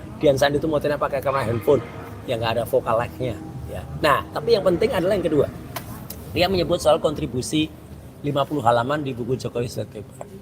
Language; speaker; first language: Indonesian; native; Indonesian